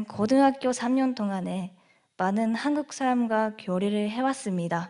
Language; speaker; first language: Korean; non-native, fluent; Japanese